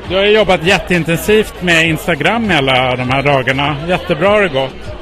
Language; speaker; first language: Swedish; native; Swedish